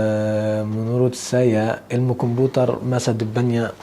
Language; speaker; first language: Indonesian; non-native, fluent; Arabic